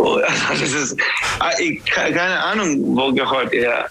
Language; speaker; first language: German; non-native, learner; English